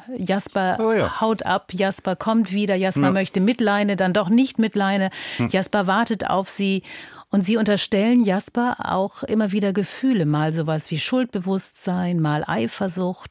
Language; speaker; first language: German; native; German